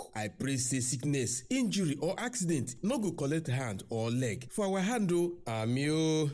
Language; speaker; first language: Nigerian Pidgin; non-native, local second language; Yoruba